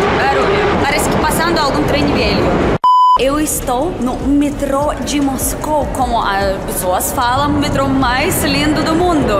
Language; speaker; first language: Portuguese; non-native, learner; Russian